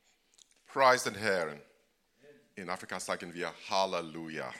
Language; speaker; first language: German; non-native, fluent; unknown